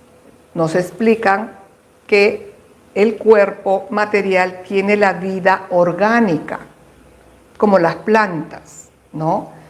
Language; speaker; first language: Spanish; native; Spanish